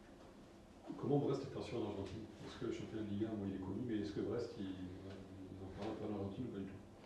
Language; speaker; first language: French; native; French